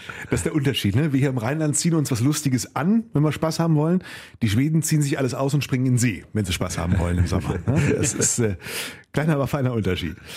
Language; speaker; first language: German; native; German